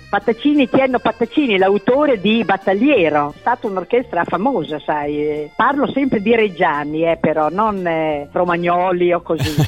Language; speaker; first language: Italian; native; Italian